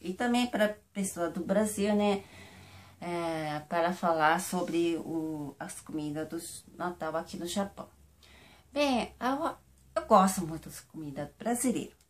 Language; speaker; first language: Portuguese; non-native, fluent; Japanese